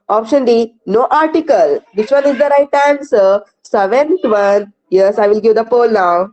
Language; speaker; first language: English; non-native, local second language; Kannada